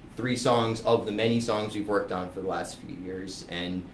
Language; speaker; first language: English; native; English